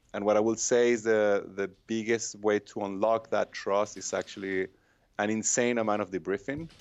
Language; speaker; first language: English; non-native, fluent; Spanish